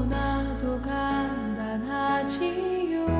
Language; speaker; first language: Korean; native; Korean